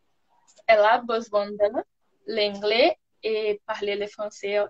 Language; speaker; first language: French; non-native, learner; Portuguese